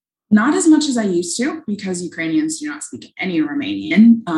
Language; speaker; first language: English; native; English